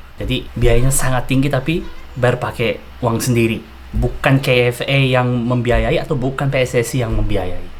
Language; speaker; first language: Indonesian; non-native, fluent; Korean